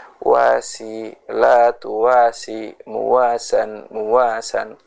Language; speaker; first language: Arabic; non-native, fluent; Indonesian